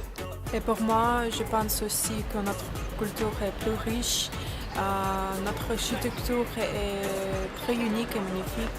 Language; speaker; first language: French; non-native, learner; Russian